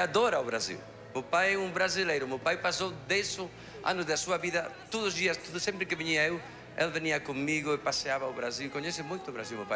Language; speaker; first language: Portuguese; non-native, fluent; Spanish